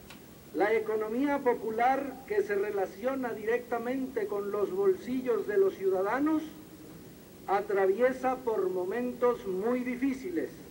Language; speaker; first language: Spanish; native; Spanish